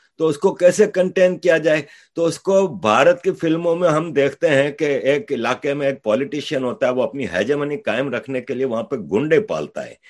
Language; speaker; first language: Urdu; native; Urdu